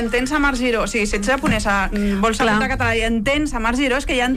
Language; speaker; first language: Catalan; native; Catalan